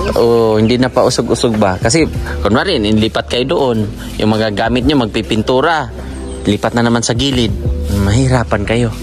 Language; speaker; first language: Filipino; non-native, local second language; Cebuano